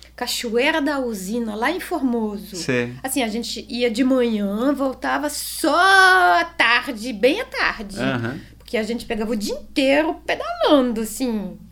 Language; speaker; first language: Portuguese; non-native, fluent; French